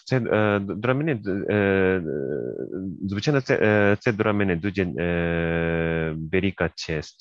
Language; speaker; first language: Ukrainian; non-native, learner; Japanese